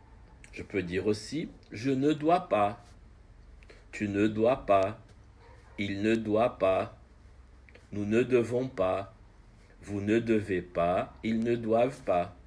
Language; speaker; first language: French; non-native, fluent; Portuguese